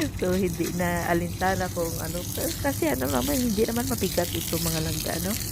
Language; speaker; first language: Filipino; non-native, local second language; Cebuano